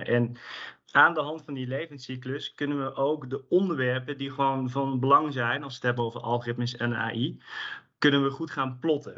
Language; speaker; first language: Dutch; native; Dutch